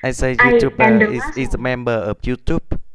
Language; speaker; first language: English; non-native, learner; Vietnamese